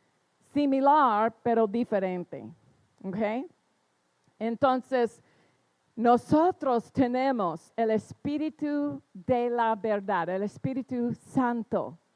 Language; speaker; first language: Spanish; non-native, fluent; English